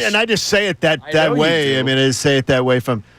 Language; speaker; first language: English; native; English